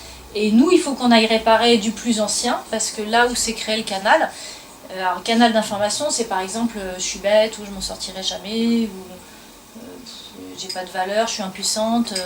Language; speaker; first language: French; native; French